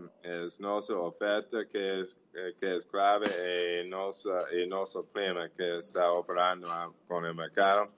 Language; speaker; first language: Portuguese; non-native, learner; English